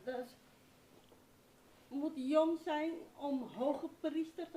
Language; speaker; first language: Dutch; non-native, fluent; Spanish